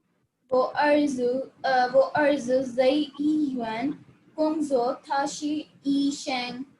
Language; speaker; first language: Chinese; non-native, learner; Hindi